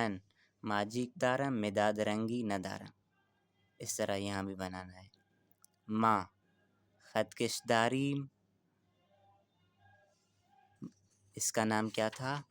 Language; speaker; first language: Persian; non-native, fluent; Urdu